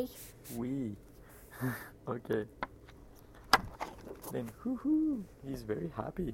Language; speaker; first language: English; non-native, fluent; French